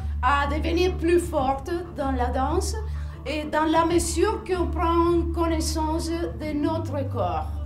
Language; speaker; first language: French; non-native, fluent; Spanish